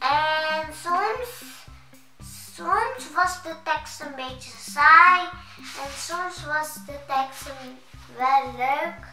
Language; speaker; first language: Dutch; early bilingual, other home language; Indonesian